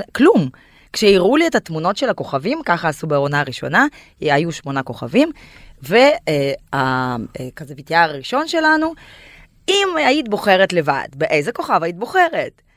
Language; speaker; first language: Hebrew; non-native, fluent; Russian